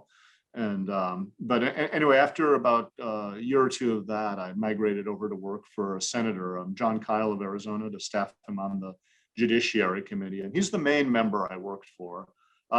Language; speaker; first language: English; native; English